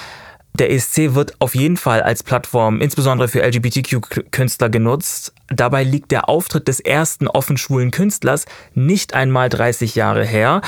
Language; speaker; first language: German; native; German